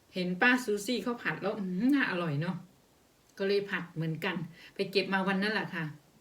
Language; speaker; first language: Thai; native; Thai